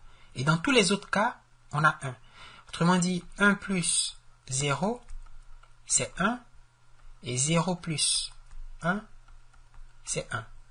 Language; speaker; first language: French; native; French